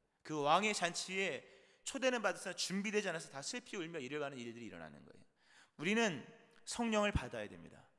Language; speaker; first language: Korean; native; Korean